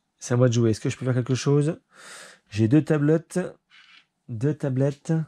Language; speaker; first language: French; native; French